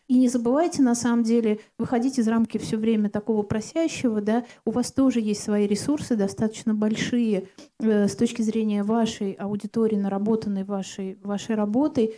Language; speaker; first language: Russian; native; Russian